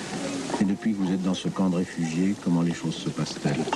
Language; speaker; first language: French; native; French